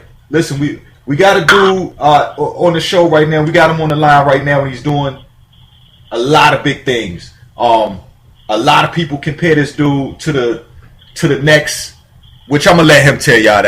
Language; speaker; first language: English; native; English